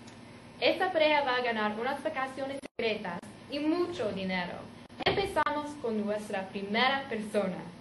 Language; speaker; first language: Spanish; non-native, learner; English